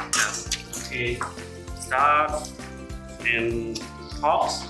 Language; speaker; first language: English; non-native, learner; Khmer